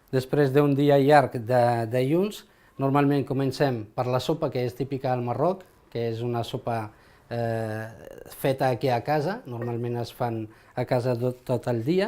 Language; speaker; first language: Catalan; early bilingual, other home language; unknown